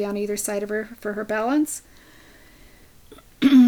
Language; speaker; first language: English; native; English